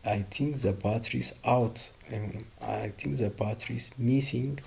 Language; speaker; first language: English; non-native, local second language; Amharic